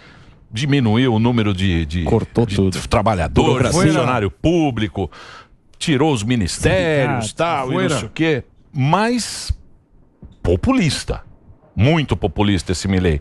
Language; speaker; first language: Portuguese; native; Portuguese